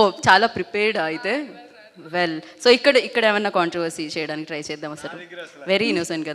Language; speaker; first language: Telugu; native; Telugu